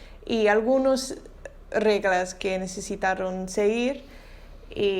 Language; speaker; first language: Spanish; non-native, learner; English